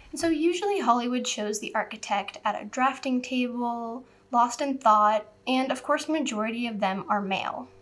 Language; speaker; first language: English; native; English